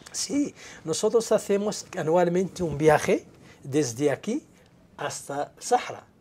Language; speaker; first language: Spanish; non-native, local second language; Arabic